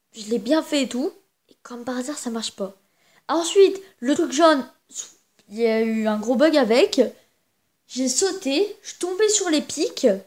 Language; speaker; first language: French; native; French